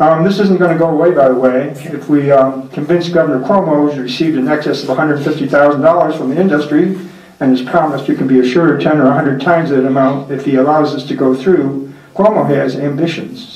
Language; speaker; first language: English; native; English